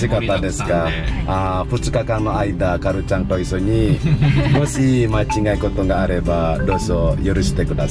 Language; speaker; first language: Japanese; non-native, learner; Indonesian